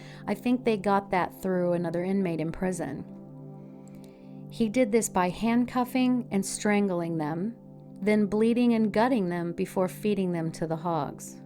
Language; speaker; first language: English; native; English